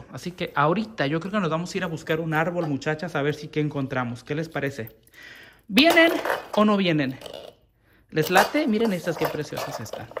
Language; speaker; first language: Spanish; native; Spanish